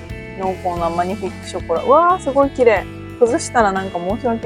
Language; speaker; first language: Japanese; native; Japanese